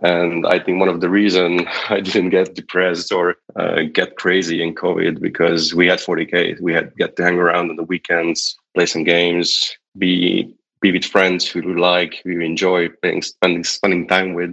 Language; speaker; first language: English; non-native, fluent; Hungarian